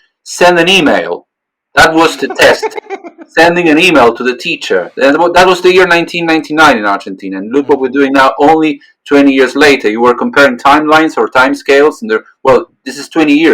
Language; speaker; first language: English; non-native, fluent; Spanish